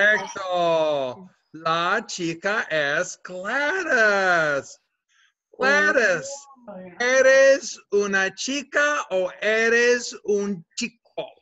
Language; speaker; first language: Spanish; non-native, fluent; English